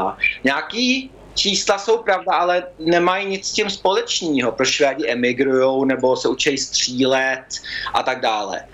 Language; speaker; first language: Czech; early bilingual, heritage; Czech